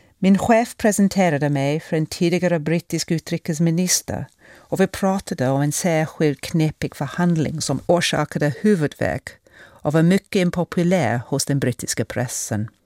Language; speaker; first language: Swedish; non-native, fluent; English